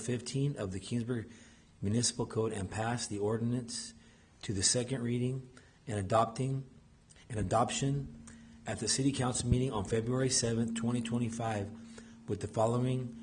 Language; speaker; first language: English; native; English